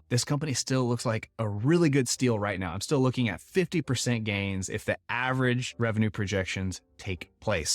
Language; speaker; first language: English; native; English